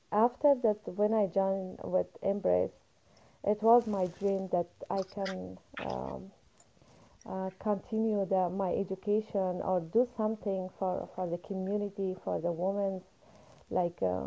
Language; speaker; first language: English; non-native, fluent; Persian